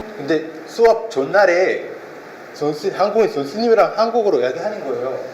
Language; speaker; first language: Korean; non-native, fluent; Arabic